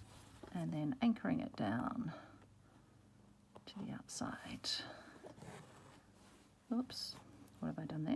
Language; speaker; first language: English; native; English